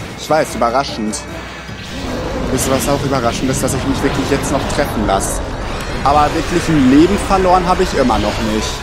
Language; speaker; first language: German; native; German